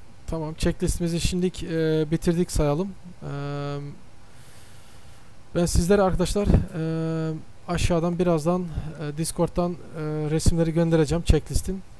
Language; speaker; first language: Turkish; early bilingual, heritage; Turkish